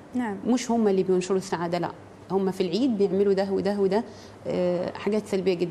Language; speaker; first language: Arabic; native; Arabic